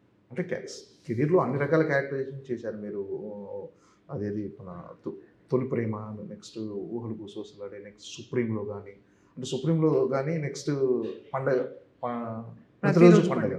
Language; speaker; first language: Telugu; native; Telugu